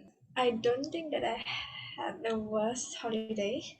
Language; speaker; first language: English; non-native, learner; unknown